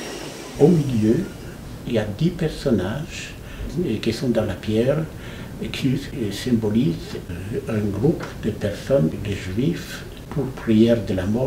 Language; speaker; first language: French; non-native, fluent; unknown